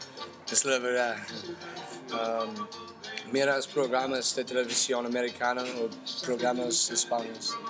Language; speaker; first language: Spanish; non-native, learner; English